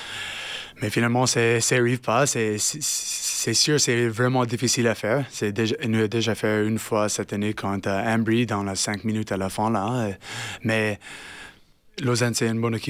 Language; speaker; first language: French; non-native, learner; English